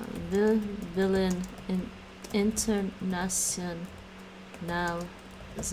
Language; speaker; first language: Dutch; non-native, learner; English